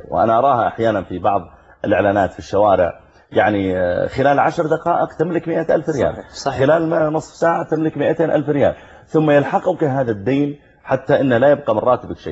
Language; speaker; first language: Arabic; native; Arabic